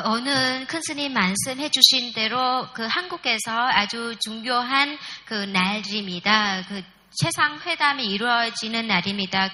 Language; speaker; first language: Korean; non-native, fluent; Vietnamese